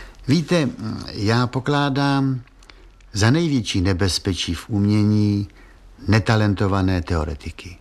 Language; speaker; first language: Czech; native; Czech